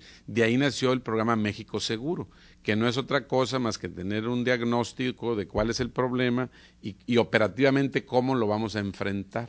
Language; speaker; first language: Spanish; native; Spanish